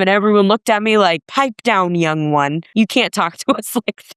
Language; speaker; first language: English; native; English